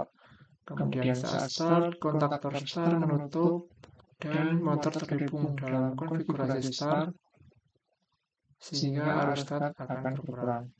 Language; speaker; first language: Indonesian; native; Indonesian